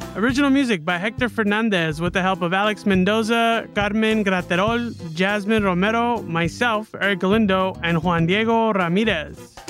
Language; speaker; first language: English; native; English